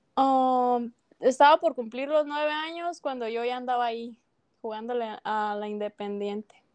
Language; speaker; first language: Spanish; native; Spanish